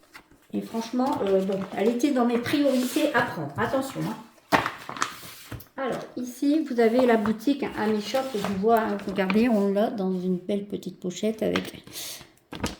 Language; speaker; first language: French; native; French